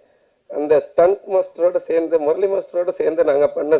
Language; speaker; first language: Tamil; native; Tamil